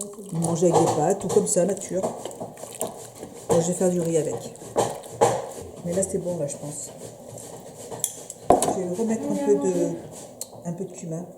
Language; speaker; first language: French; native; French